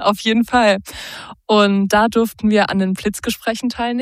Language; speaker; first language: German; native; German